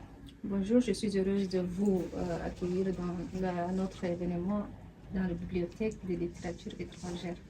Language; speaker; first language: French; non-native, fluent; Russian